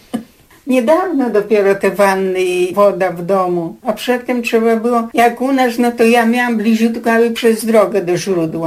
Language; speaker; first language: Polish; native; Polish